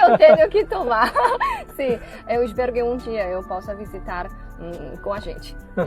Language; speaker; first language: Portuguese; non-native, fluent; Chinese